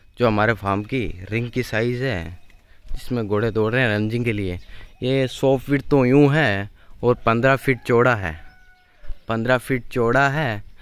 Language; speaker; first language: Hindi; native; Hindi